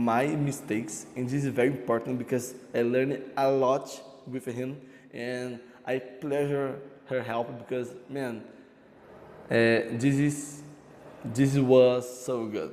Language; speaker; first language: English; non-native, learner; Portuguese